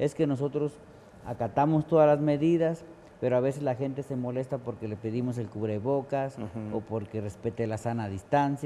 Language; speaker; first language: Spanish; native; Spanish